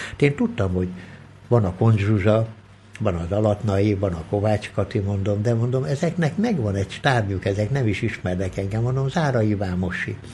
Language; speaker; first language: Hungarian; early bilingual, other home language; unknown